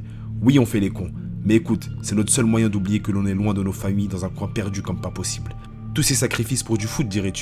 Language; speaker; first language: French; native; French